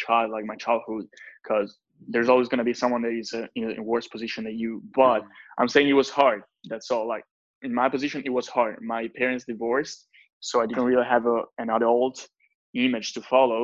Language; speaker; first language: English; non-native, fluent; Italian